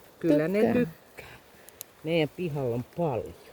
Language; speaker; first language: Finnish; non-native, learner; Thai